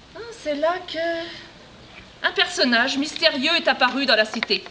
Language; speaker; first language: French; native; French